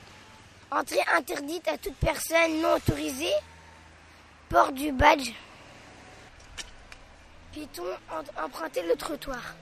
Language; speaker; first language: French; native; French